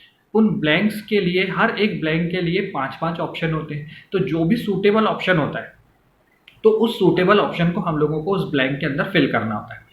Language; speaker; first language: Hindi; native; Hindi